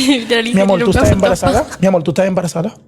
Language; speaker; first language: Spanish; non-native, learner; Haitian Creole